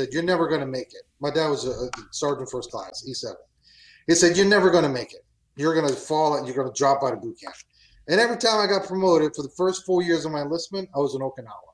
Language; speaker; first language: English; non-native, fluent; German